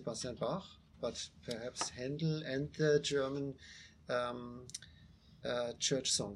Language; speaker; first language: English; non-native, fluent; German